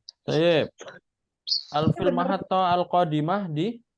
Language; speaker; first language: Arabic; non-native, fluent; Indonesian